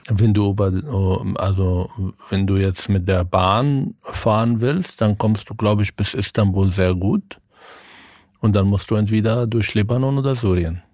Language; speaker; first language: German; non-native, fluent; Arabic